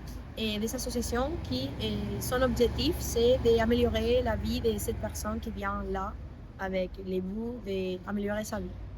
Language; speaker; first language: French; non-native, fluent; Spanish